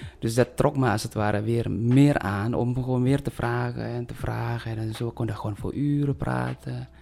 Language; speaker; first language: Dutch; non-native, fluent; Indonesian